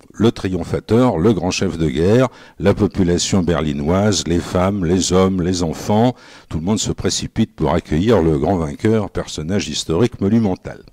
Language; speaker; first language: French; native; French